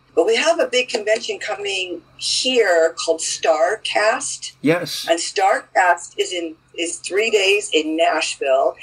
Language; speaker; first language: English; native; English